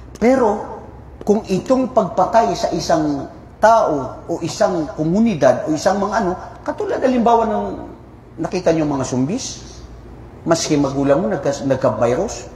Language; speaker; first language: Filipino; non-native, local second language; Maranao